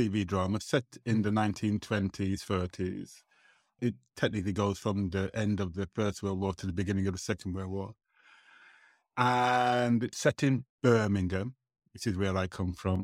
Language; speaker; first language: English; native; English